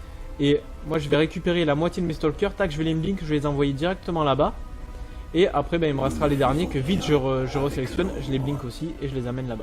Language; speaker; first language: French; native; French